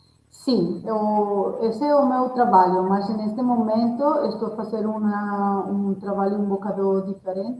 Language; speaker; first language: Portuguese; non-native, learner; Spanish